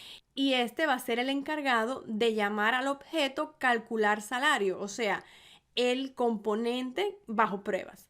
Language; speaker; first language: Spanish; native; Spanish